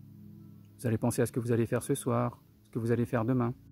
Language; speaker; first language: French; native; French